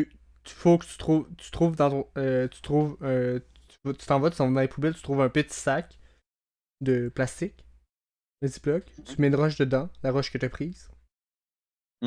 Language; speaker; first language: French; native; French